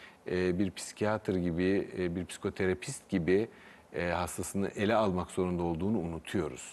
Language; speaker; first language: Turkish; native; Turkish